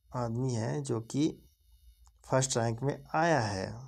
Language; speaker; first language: Hindi; native; Hindi